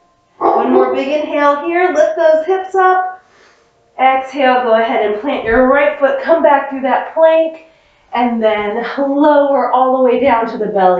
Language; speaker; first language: English; native; English